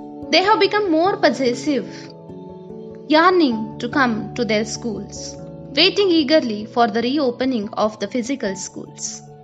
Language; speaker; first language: English; non-native, local second language; Marathi